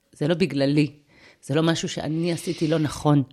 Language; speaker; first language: Hebrew; early bilingual, other home language; Russian